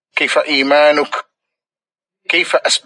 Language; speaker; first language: Arabic; non-native, fluent; Malayalam